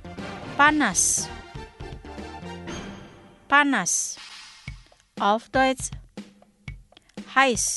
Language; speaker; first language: German; non-native, fluent; Indonesian